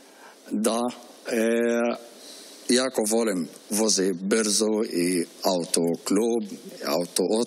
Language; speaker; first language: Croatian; non-native, learner; Arabic